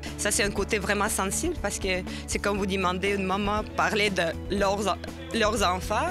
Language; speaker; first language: French; non-native, fluent; Russian